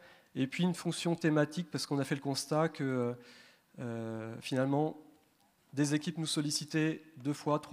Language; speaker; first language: French; native; French